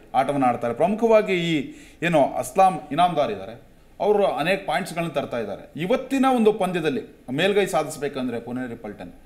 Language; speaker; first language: Kannada; native; Kannada